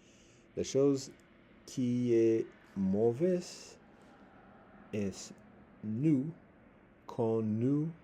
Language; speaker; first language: French; non-native, learner; English